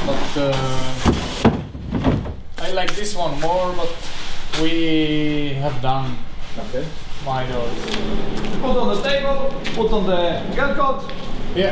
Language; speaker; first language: English; non-native, learner; Czech